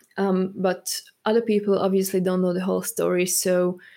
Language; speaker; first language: English; non-native, fluent; Hungarian